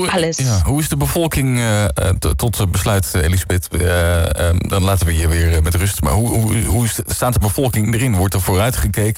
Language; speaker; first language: Dutch; native; Dutch